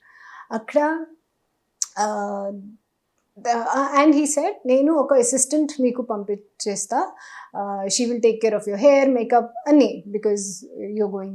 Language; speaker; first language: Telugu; non-native, local second language; Hindi